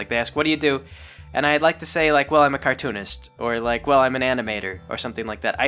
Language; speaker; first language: English; native; English